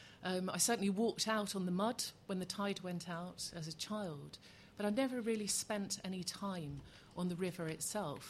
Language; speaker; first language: English; native; English